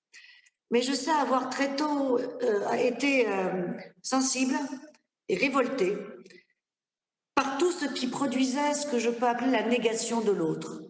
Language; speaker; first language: French; native; French